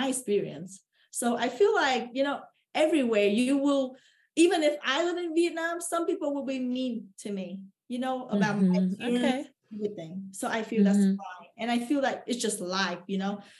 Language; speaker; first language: English; non-native, fluent; Vietnamese